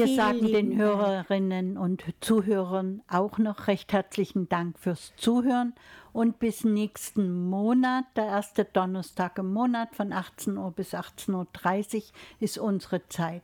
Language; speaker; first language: German; native; German